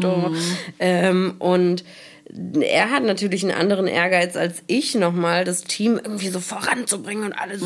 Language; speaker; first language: German; native; German